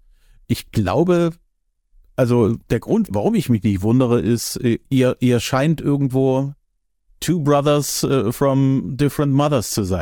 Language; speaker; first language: German; native; German